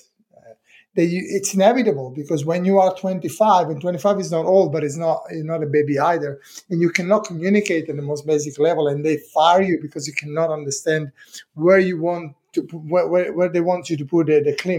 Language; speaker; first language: English; non-native, fluent; Italian